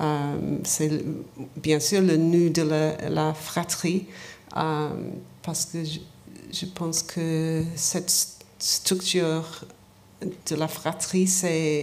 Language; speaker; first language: French; non-native, learner; English